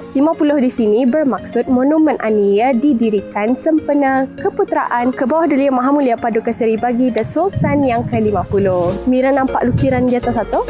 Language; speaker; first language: Malay; native; Malay